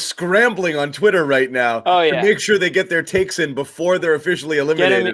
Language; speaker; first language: English; native; English